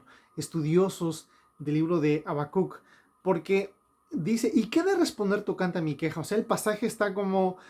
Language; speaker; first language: Spanish; native; Spanish